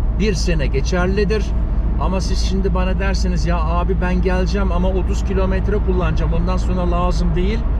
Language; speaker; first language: Turkish; early bilingual, heritage; Turkish